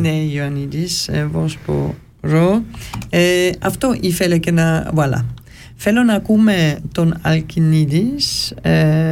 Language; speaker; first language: Greek; early bilingual, heritage; Greek